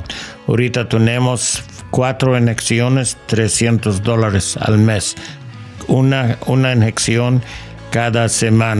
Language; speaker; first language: Spanish; non-native, learner; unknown